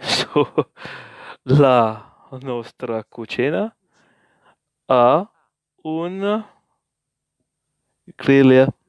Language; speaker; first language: Italian; non-native, learner; English